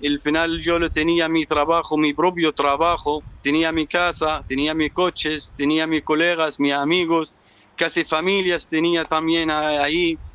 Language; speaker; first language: Spanish; non-native, learner; Arabic